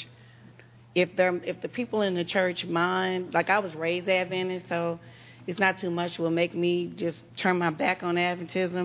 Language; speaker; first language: English; native; English